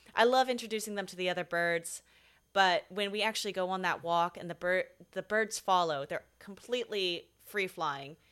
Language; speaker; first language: English; native; English